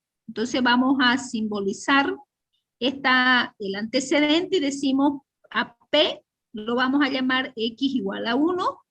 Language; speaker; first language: Spanish; native; Spanish